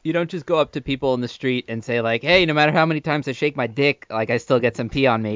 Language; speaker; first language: English; native; English